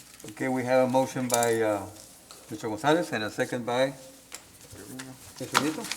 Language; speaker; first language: English; native; English